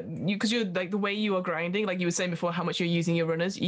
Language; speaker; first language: English; native; English